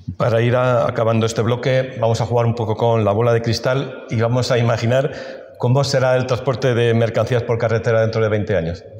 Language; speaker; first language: Spanish; native; Spanish